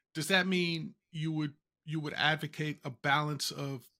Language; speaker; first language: English; native; English